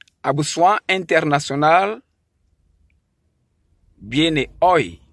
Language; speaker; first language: Spanish; non-native, learner; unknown